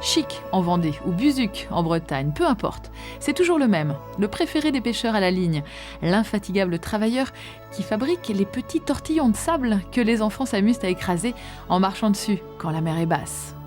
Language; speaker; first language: French; native; French